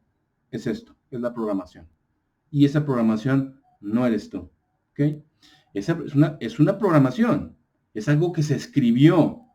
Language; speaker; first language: Spanish; native; Spanish